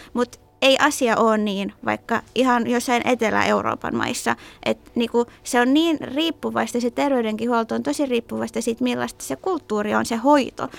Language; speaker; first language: Finnish; early bilingual, other home language; Persian